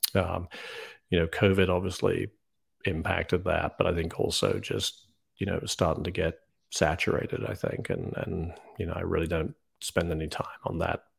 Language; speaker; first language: English; native; English